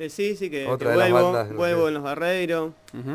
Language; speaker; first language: Spanish; native; Spanish